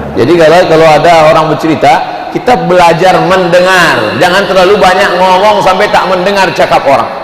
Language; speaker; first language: Indonesian; native; Indonesian